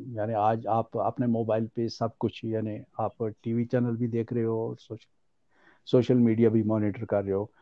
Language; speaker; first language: Urdu; non-native, local second language; Pahari-Potwari